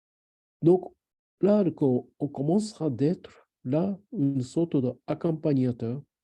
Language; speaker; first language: French; non-native, learner; Japanese